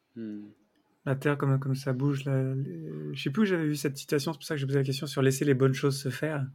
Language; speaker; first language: French; native; French